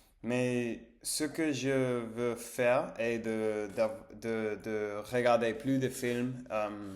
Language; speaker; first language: French; non-native, learner; English